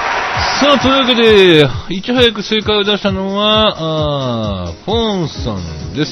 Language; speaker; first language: Japanese; native; Japanese